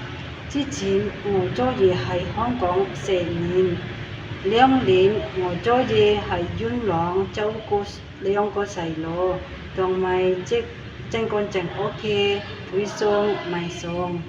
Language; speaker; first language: Cantonese; non-native, learner; Indonesian